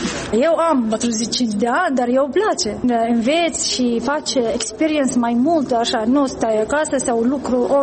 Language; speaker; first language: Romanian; non-native, learner; Arabic